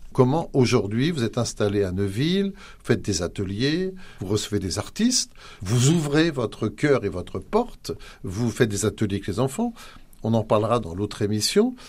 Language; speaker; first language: French; native; French